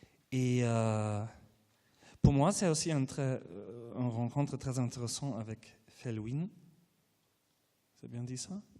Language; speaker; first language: French; non-native, fluent; German